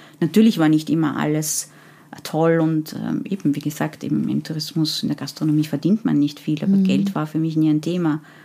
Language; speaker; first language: German; early bilingual, other home language; Persian